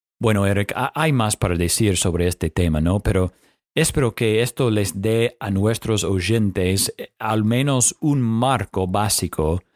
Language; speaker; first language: Spanish; non-native, fluent; English